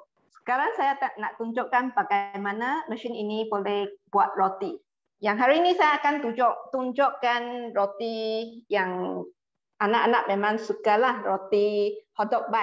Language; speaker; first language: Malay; non-native, local second language; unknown